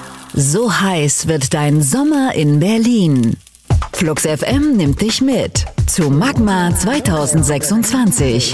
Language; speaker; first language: German; native; German